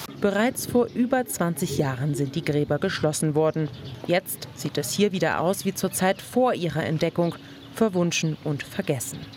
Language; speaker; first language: German; native; German